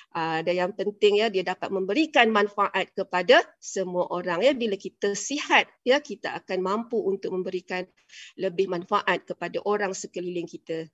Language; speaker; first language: Malay; native; Malay